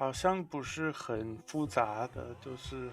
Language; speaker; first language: Chinese; non-native, fluent; English